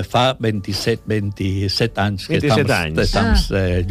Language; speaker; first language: Catalan; non-native, learner; Spanish